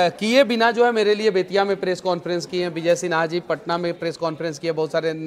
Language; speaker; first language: Hindi; native; Hindi